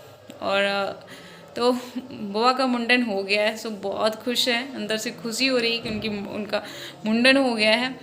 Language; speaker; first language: Hindi; non-native, local second language; Maithili